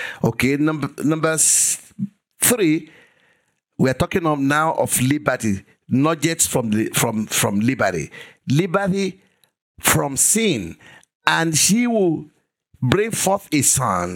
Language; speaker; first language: English; non-native, local second language; Yoruba